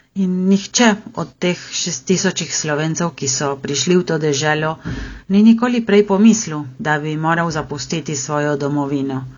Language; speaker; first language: Slovenian; early bilingual, heritage; Slovenian